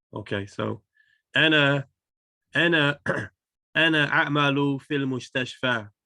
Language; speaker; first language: Arabic; non-native, learner; English